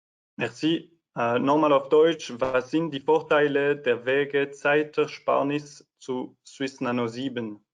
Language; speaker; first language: German; non-native, fluent; French